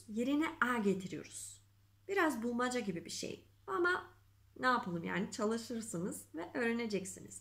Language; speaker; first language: Turkish; non-native, fluent; Macedonian